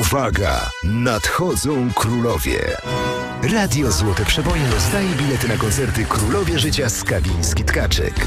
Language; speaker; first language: Polish; native; Polish